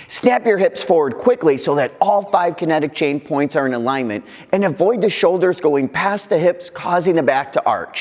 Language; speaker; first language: English; native; English